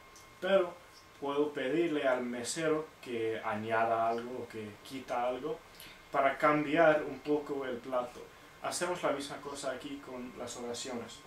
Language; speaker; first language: Spanish; non-native, fluent; English